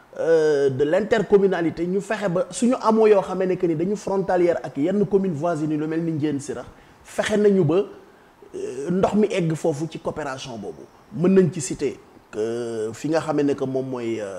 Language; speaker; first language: Wolof; native; Wolof